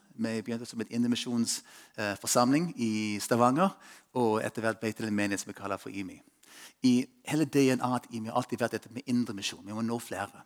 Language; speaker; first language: Norwegian; non-native, fluent; English